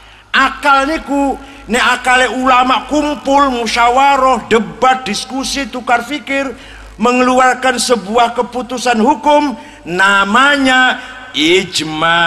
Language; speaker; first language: Indonesian; native; Indonesian